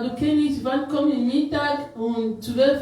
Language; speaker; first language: German; non-native, learner; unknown